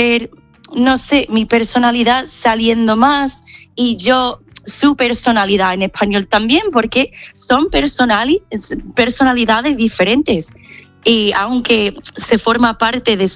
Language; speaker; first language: Spanish; non-native, fluent; English